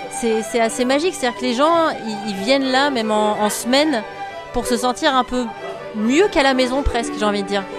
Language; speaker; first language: French; native; French